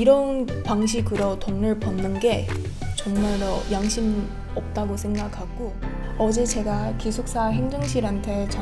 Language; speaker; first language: Korean; non-native, learner; Chinese